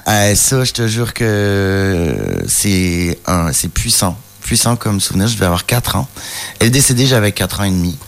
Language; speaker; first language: French; native; French